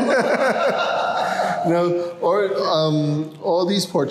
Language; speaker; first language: English; early bilingual, other home language; Spanish